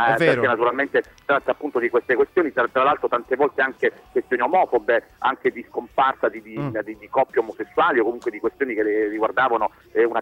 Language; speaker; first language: Italian; native; Italian